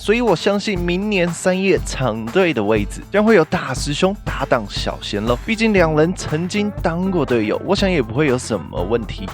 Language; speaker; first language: Chinese; native; Chinese